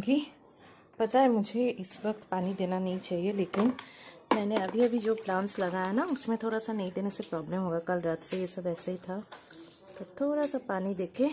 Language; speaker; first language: Hindi; non-native, local second language; Assamese